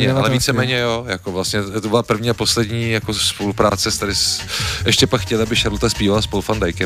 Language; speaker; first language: Czech; native; Czech